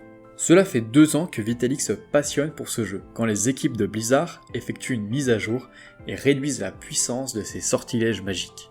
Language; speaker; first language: French; native; French